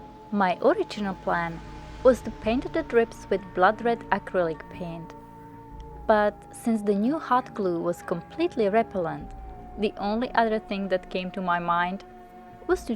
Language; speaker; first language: English; non-native, fluent; Czech